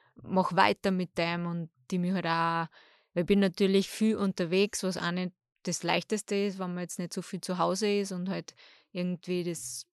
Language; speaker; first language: German; native; German